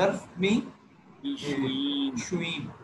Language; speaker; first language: Persian; non-native, learner; Urdu